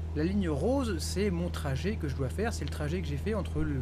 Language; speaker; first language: French; native; French